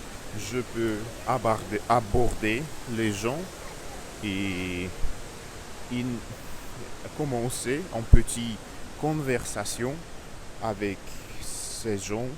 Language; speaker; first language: French; non-native, learner; Russian